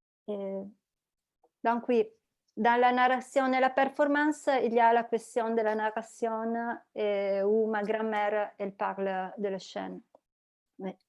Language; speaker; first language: French; non-native, learner; Italian